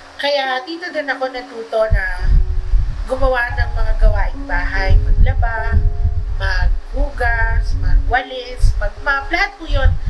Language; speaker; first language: Filipino; non-native, local second language; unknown